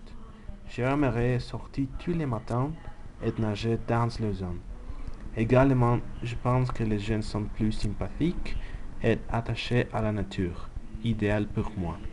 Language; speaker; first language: French; non-native, learner; Spanish